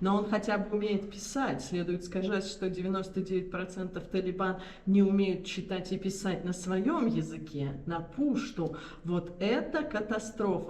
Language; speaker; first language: Russian; native; Russian